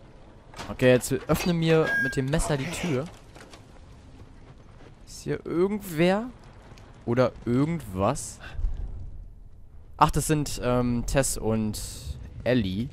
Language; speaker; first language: German; native; German